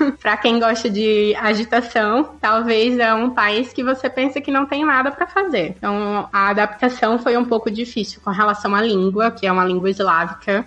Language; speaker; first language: Portuguese; native; Portuguese